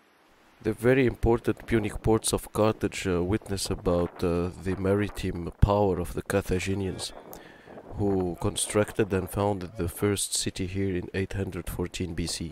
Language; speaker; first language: English; non-native, fluent; Arabic